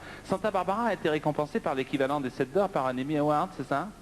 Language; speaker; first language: French; native; French